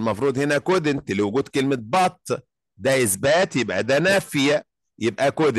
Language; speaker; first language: Arabic; native; Arabic